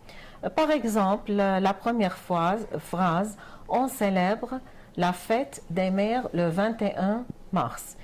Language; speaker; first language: French; non-native, fluent; Arabic